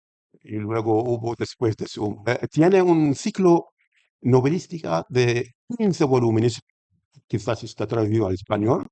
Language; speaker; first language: Spanish; non-native, fluent; Arabic